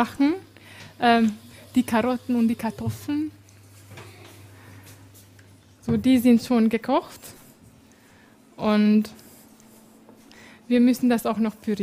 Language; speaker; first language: German; non-native, fluent; Hungarian